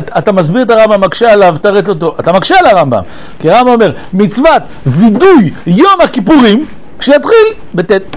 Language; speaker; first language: Hebrew; early bilingual, other home language; French